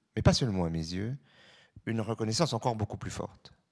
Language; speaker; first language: French; native; French